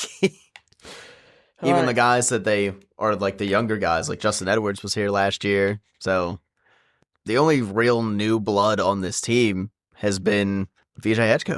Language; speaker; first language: English; native; English